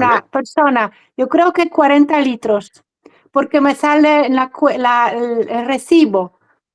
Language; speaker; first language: Spanish; non-native, fluent; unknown